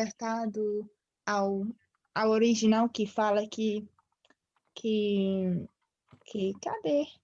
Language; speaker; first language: Portuguese; non-native, fluent; English